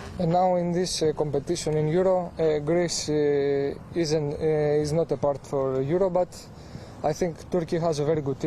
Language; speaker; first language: English; non-native, fluent; Greek